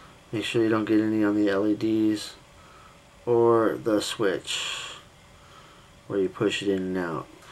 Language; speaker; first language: English; native; English